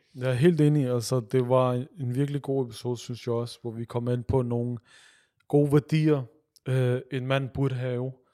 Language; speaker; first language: Danish; early bilingual, other home language; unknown